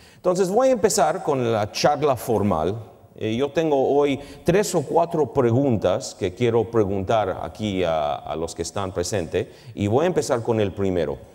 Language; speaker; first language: Spanish; early bilingual, heritage; Spanish